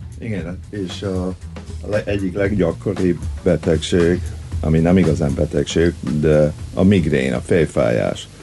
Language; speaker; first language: Hungarian; early bilingual, heritage; Hungarian